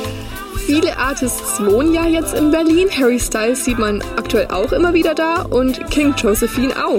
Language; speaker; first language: German; native; German